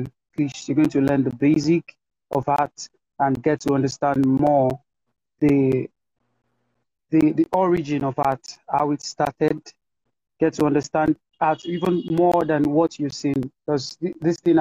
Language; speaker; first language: English; non-native, local second language; Yoruba